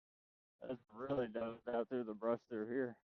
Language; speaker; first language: English; native; English